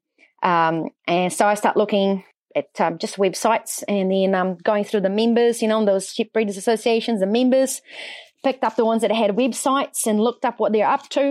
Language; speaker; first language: English; non-native, fluent; Portuguese